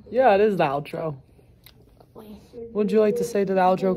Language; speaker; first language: English; native; English